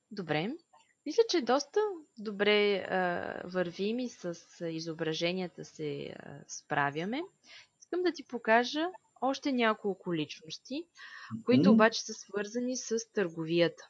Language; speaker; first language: Bulgarian; native; Bulgarian